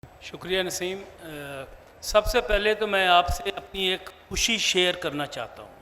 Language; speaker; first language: Urdu; non-native, local second language; Punjabi